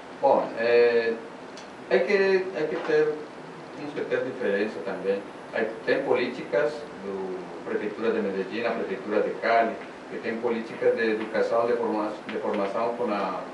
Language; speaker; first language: Portuguese; non-native, learner; Spanish